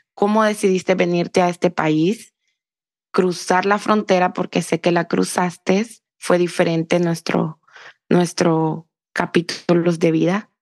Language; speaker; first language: Spanish; native; Spanish